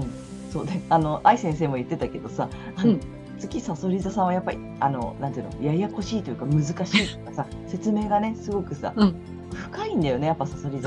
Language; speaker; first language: Japanese; native; Japanese